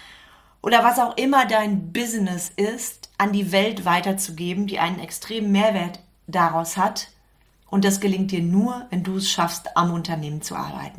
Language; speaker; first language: German; native; German